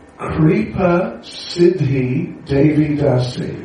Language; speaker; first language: Russian; non-native, learner; English